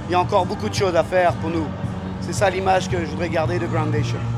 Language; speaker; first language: French; native; French